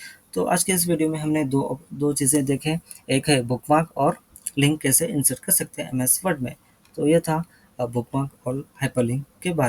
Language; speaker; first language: Hindi; native; Hindi